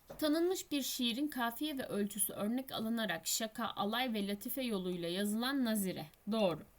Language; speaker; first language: Turkish; native; Turkish